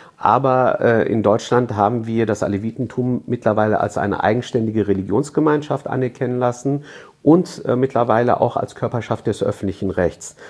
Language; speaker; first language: German; early bilingual, other home language; Turkish